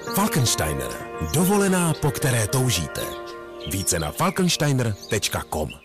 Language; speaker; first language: Czech; early bilingual, other home language; Vietnamese